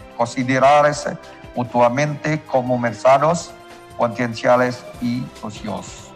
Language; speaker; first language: Spanish; non-native, learner; Indonesian